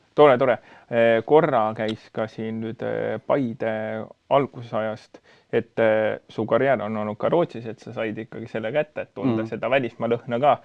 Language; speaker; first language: Estonian; native; Estonian